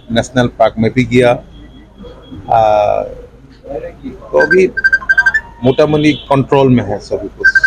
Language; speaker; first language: Hindi; non-native, local second language; Assamese